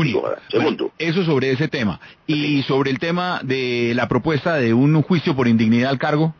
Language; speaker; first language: Spanish; native; Spanish